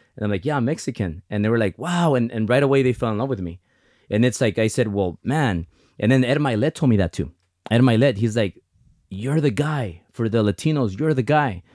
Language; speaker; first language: English; early bilingual, other home language; Spanish